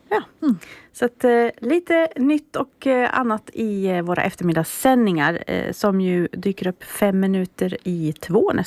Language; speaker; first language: Swedish; native; Swedish